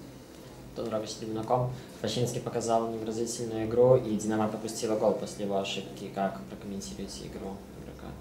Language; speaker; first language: Russian; native; Russian